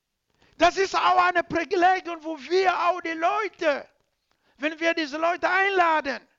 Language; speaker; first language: German; non-native, learner; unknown